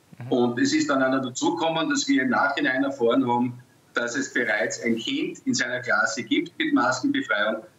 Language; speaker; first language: German; native; German